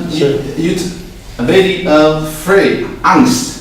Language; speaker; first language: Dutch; non-native, learner; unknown